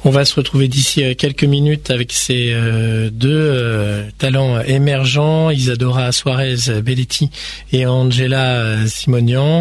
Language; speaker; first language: French; native; French